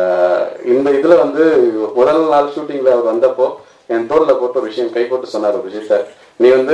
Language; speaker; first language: Tamil; native; Tamil